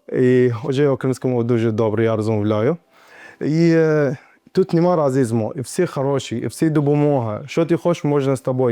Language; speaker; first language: Ukrainian; non-native, learner; Arabic